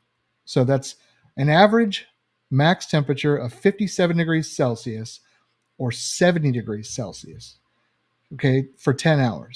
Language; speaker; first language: English; native; English